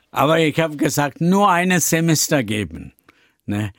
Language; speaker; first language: German; non-native, learner; Tamil